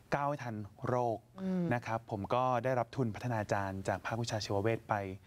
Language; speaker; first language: Thai; native; Thai